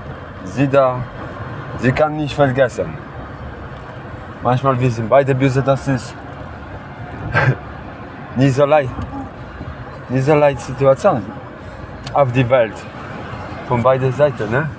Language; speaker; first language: German; non-native, learner; Polish